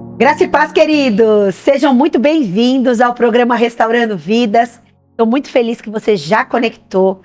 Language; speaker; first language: Portuguese; native; Portuguese